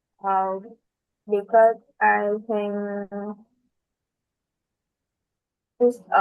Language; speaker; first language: English; non-native, learner; Vietnamese